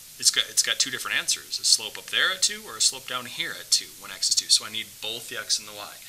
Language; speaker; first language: English; native; English